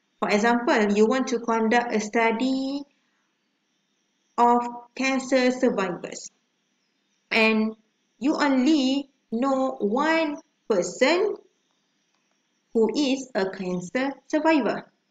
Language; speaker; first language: English; non-native, local second language; Malay